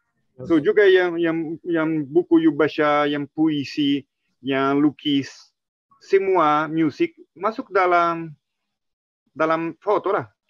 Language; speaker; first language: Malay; non-native, learner; Italian